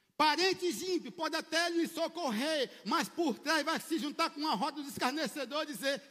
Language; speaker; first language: Portuguese; native; Portuguese